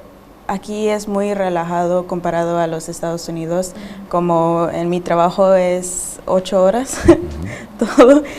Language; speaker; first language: Spanish; early bilingual, heritage; Spanish